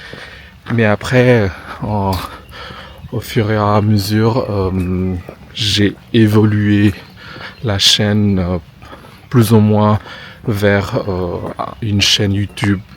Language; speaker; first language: French; non-native, fluent; Indonesian